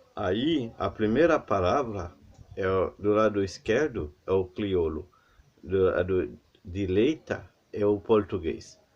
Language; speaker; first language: Portuguese; non-native, learner; Haitian Creole